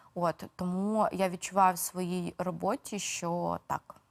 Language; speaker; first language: Ukrainian; native; Ukrainian